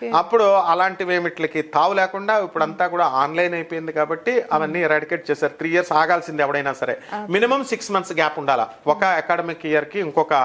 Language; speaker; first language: Telugu; native; Telugu